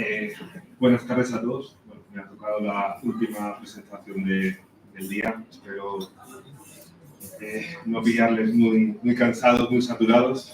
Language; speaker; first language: Spanish; native; Spanish